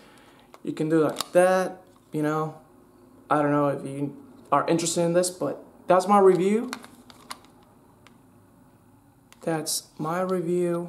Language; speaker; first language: English; non-native, fluent; Spanish